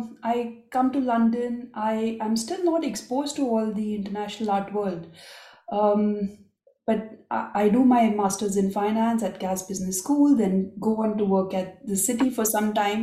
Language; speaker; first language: English; non-native, local second language; Marathi